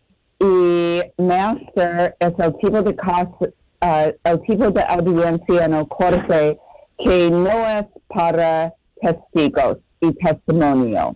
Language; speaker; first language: Spanish; non-native, learner; English